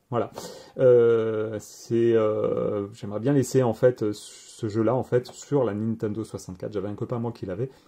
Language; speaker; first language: French; native; French